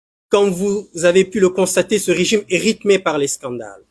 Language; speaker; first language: French; non-native, local second language; Wolof